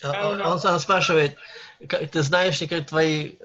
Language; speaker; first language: Russian; native; Russian